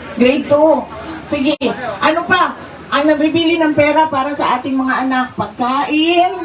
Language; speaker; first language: Filipino; non-native, local second language; Cebuano